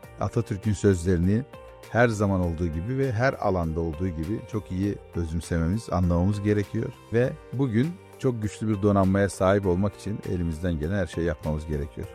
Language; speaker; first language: Turkish; native; Turkish